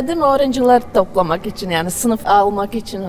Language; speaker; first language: Turkish; non-native, learner; Latvian